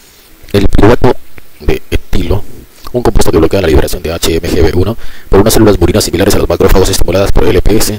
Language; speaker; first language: Spanish; native; Spanish